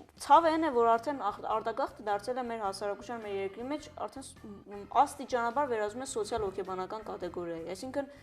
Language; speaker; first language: Armenian; early bilingual, heritage; Armenian